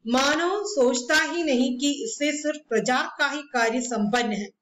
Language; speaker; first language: Hindi; non-native, local second language; Malayalam